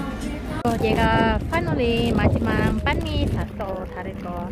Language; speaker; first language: Korean; non-native, learner; Vietnamese